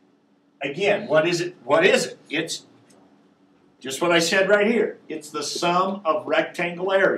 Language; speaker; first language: English; native; English